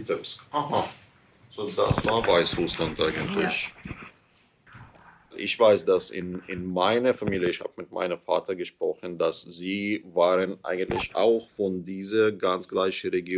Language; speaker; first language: German; non-native, learner; English